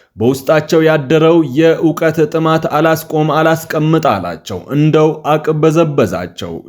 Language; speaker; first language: Amharic; native; Amharic